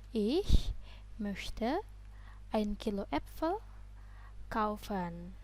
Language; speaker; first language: German; non-native, fluent; Indonesian